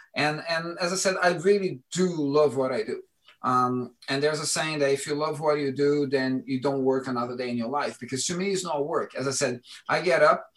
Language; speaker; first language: English; non-native, fluent; Portuguese